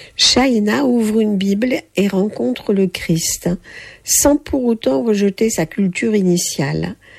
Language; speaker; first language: French; native; French